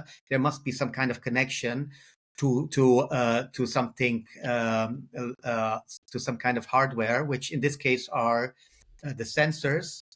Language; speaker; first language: English; non-native, fluent; German